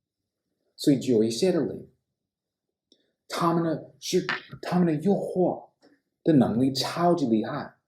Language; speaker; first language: Chinese; non-native, fluent; English